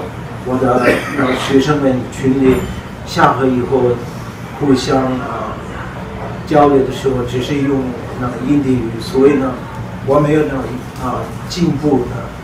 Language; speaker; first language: Chinese; non-native, learner; Tibetan